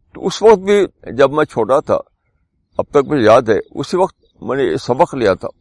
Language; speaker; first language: Urdu; native; Urdu